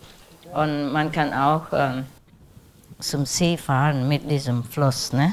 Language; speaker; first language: German; non-native, learner; Vietnamese